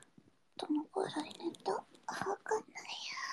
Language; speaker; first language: Japanese; non-native, learner; English